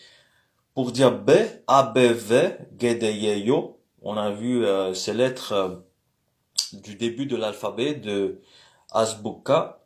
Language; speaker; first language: French; native; French